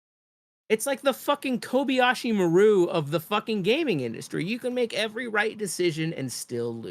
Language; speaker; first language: English; native; English